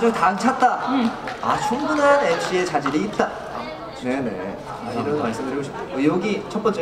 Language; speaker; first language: Korean; native; Korean